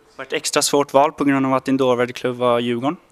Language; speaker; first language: Swedish; native; Swedish